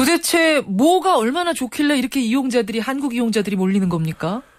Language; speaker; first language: Korean; native; Korean